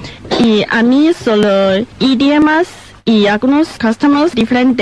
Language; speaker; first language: Spanish; non-native, learner; Chinese